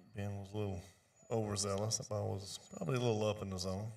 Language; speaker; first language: English; native; English